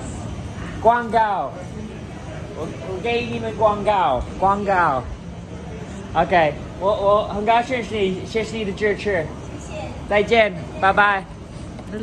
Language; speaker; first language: Chinese; non-native, learner; English